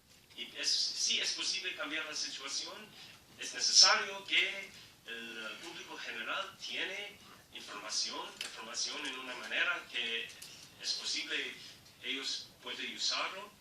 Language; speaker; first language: Spanish; non-native, learner; English